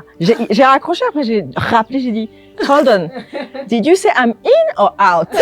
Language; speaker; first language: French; non-native, local second language; Lingala